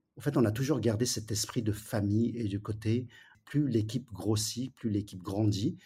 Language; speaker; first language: French; early bilingual, other home language; Wu Chinese